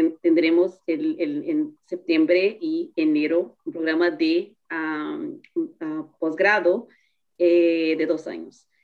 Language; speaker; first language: Spanish; non-native, learner; Portuguese